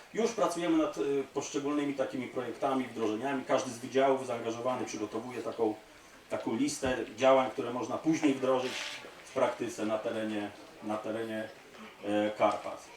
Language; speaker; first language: Polish; native; Polish